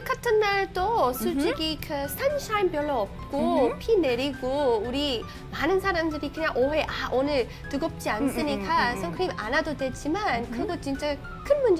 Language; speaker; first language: Korean; non-native, fluent; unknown